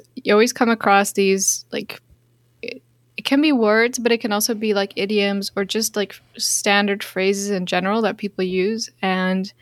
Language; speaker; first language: English; non-native, fluent; Dutch